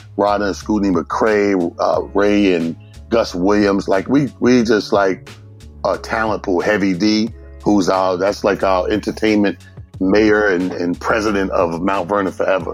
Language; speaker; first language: English; native; English